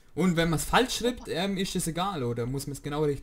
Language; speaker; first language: German; native; German